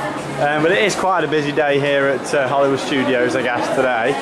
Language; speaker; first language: English; native; English